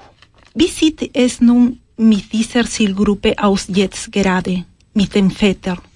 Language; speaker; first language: German; non-native, fluent; Spanish